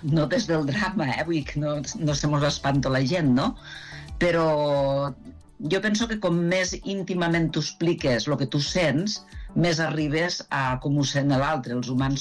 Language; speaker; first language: Catalan; native; Catalan